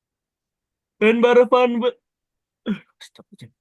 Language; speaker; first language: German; non-native, learner; Indonesian